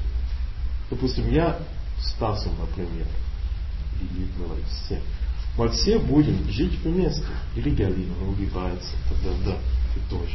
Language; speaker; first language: Russian; non-native, learner; English